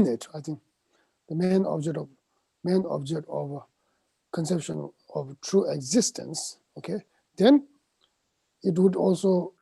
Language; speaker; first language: English; non-native, fluent; Tibetan